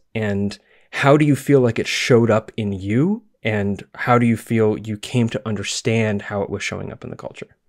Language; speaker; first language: English; native; English